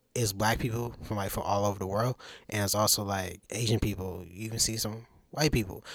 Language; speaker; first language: English; native; English